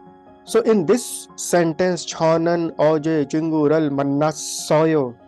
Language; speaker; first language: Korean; non-native, fluent; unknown